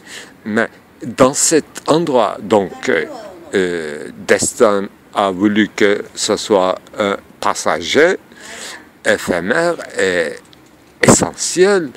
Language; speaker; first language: French; non-native, fluent; Turkish